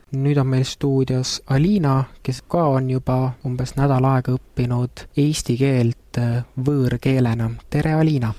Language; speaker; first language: Estonian; native; Estonian